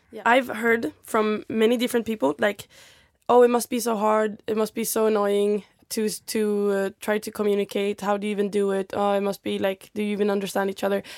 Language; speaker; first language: English; non-native, fluent; Swedish